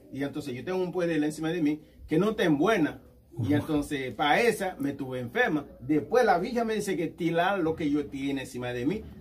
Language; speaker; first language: Spanish; non-native, learner; Haitian Creole